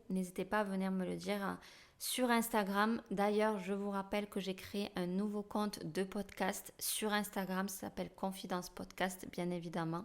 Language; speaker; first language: French; native; French